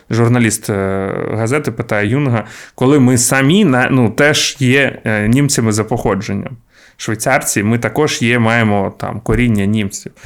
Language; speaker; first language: Ukrainian; non-native, local second language; Russian